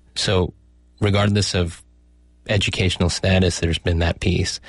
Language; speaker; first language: English; early bilingual, other home language; Chinese